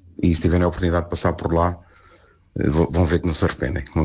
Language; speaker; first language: Portuguese; native; Portuguese